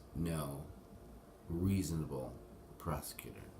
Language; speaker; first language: English; native; English